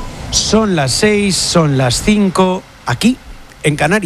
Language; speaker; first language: Spanish; native; Spanish